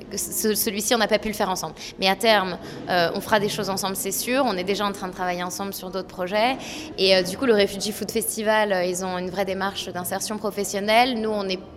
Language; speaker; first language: French; native; French